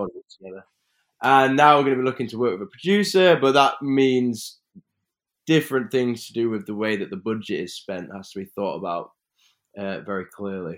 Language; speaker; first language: English; native; English